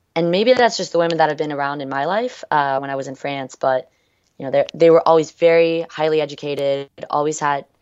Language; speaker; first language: English; early bilingual, other home language; French